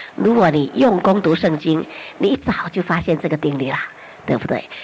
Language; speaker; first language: Chinese; native; Chinese